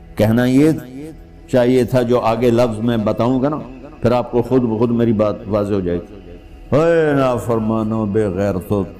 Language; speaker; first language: Urdu; non-native, local second language; Punjabi